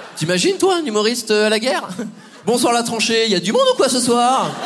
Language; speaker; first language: French; native; French